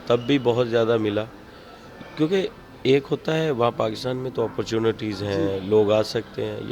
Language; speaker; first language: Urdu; non-native, local second language; Punjabi